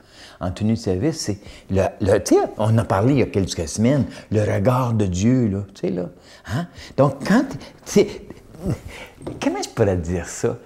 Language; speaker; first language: French; native; French